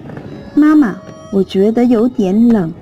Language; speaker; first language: Chinese; non-native, fluent; Vietnamese